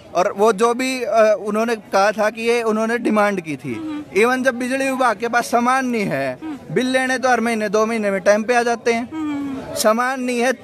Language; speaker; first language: Hindi; native; Hindi